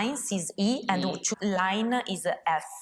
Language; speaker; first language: English; non-native, learner; Italian